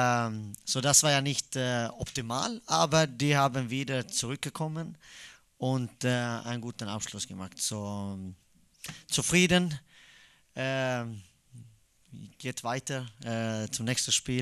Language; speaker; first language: German; non-native, fluent; Swedish